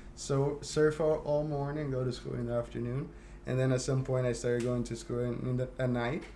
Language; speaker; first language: English; non-native, fluent; Portuguese